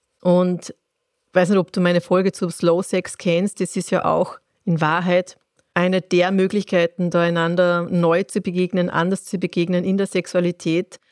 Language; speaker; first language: German; native; German